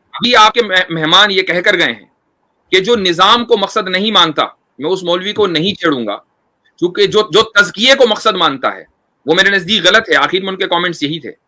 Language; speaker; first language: Urdu; native; Urdu